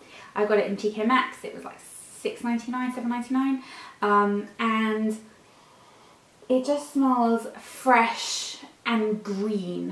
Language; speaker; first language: English; native; English